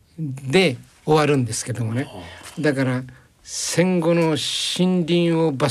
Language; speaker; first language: Japanese; native; Japanese